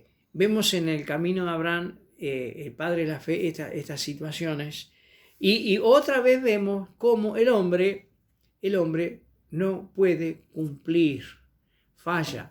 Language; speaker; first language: Spanish; native; Spanish